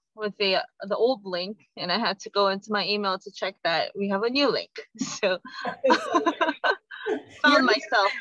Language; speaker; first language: English; non-native, fluent; Korean